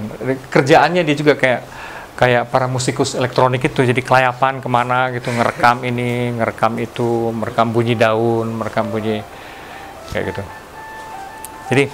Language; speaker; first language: Indonesian; native; Indonesian